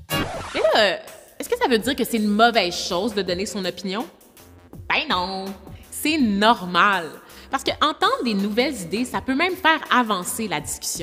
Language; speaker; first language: French; native; French